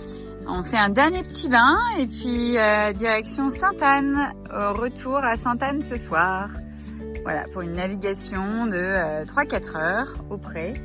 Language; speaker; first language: French; native; French